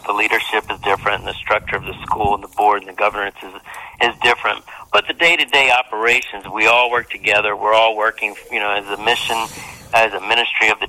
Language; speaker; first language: English; native; English